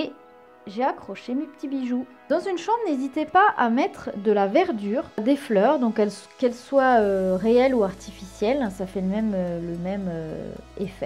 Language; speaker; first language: French; native; French